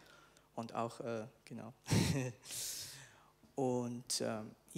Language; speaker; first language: German; non-native, fluent; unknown